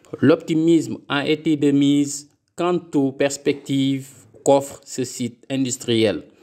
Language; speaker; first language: French; non-native, local second language; Wolof